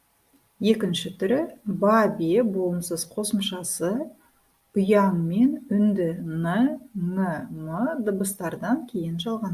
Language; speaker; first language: Kazakh; native; Kazakh